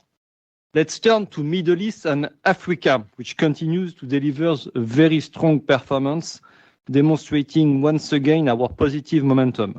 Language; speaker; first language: English; non-native, fluent; French